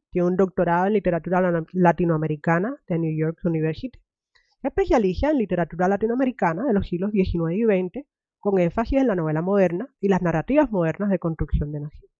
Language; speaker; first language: Spanish; native; Spanish